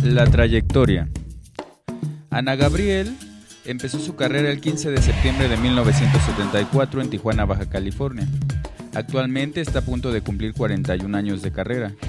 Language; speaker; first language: Spanish; native; Spanish